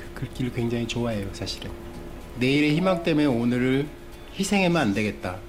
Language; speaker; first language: Korean; native; Korean